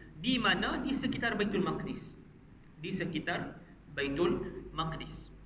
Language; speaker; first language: Malay; native; Malay